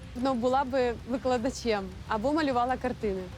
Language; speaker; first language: Ukrainian; native; Ukrainian